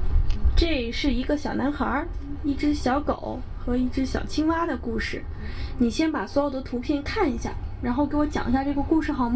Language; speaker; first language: Chinese; native; Chinese